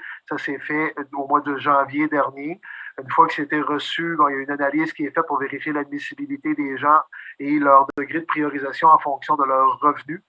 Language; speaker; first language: French; native; French